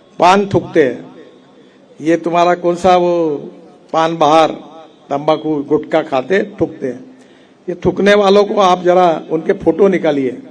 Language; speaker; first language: Hindi; non-native, local second language; Marathi